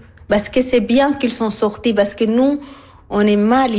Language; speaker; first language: French; non-native, learner; Arabic